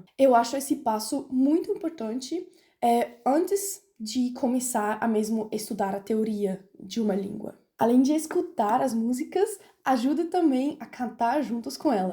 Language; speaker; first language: Portuguese; non-native, fluent; German